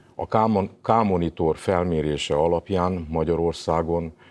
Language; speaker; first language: Hungarian; native; Hungarian